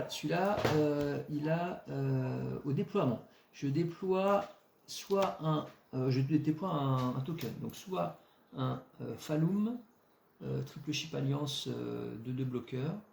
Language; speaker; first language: French; native; French